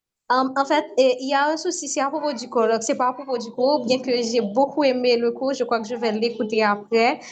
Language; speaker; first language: French; non-native, local second language; Haitian Creole